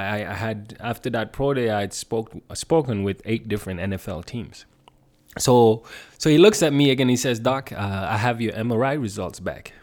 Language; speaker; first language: English; non-native, fluent; Swedish